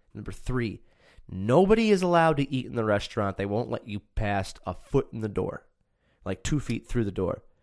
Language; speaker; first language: English; native; English